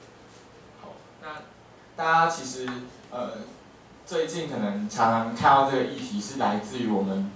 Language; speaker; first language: Chinese; native; Chinese